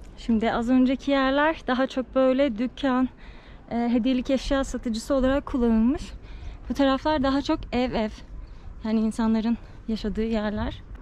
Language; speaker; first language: Turkish; native; Turkish